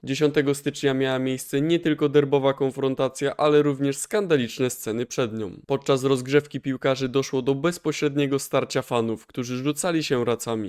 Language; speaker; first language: Polish; native; Polish